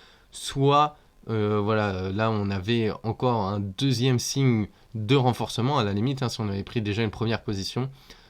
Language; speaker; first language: French; native; French